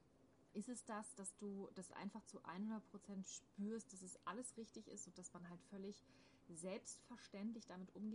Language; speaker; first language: German; native; German